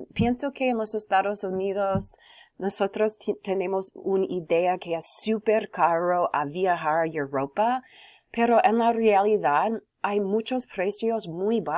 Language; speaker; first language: Spanish; non-native, learner; English